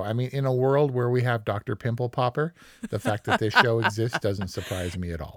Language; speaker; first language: English; native; English